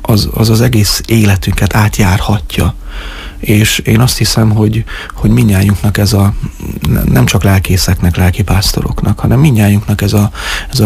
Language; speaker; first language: Hungarian; native; Hungarian